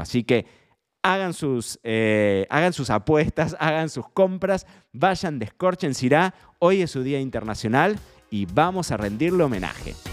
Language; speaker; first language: Spanish; native; Spanish